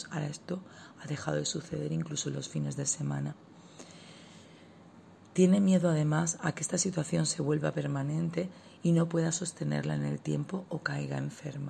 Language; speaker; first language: Spanish; native; Spanish